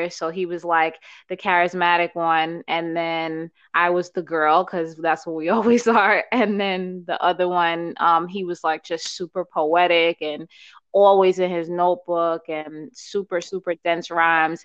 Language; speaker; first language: English; native; English